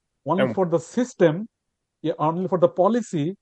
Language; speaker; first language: English; non-native, local second language; Bangla